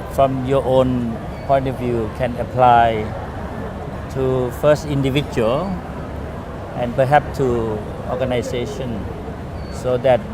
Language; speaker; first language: English; non-native, fluent; Thai